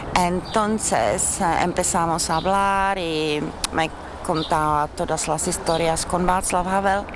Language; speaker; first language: Spanish; non-native, learner; Czech